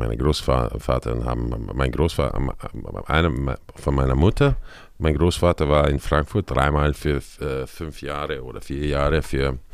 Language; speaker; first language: German; non-native, fluent; Spanish